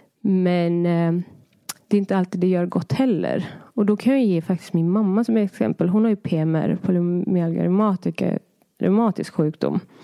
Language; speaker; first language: Swedish; early bilingual, other home language; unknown